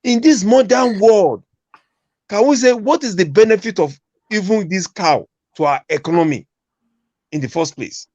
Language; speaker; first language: English; non-native, local second language; Yoruba